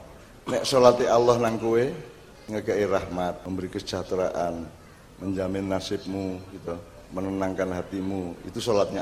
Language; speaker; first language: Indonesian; non-native, local second language; Javanese